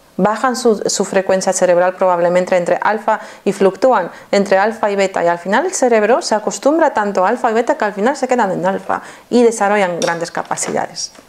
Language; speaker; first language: Spanish; non-native, fluent; Polish